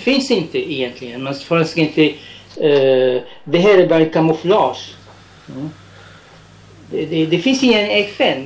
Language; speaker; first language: Swedish; non-native, fluent; Arabic